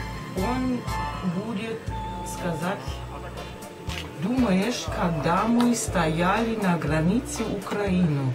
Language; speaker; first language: Russian; non-native, fluent; German